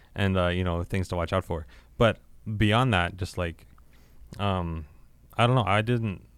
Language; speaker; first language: English; native; English